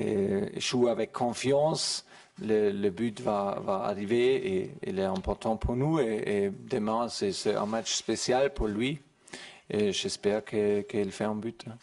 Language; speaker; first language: French; non-native, learner; German